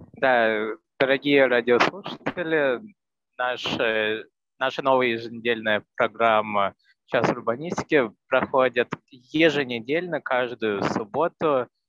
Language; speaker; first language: Russian; non-native, fluent; Hindi